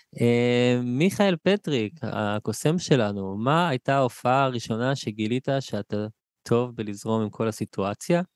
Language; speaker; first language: Hebrew; native; Hebrew